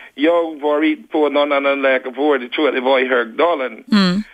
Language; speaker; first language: Swedish; non-native, fluent; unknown